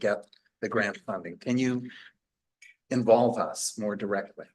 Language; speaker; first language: English; native; English